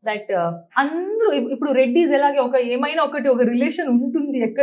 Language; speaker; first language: Telugu; non-native, learner; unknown